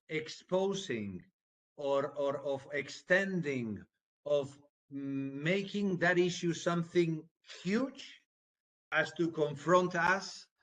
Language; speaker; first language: English; non-native, fluent; Spanish